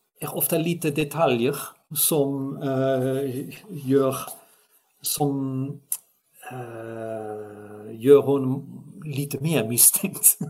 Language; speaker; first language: Swedish; non-native, fluent; Dutch